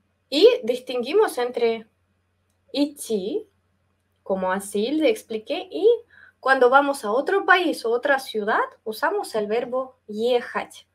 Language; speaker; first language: Spanish; non-native, fluent; Russian